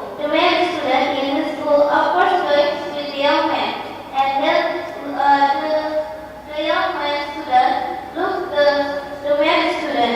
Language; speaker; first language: English; non-native, learner; Indonesian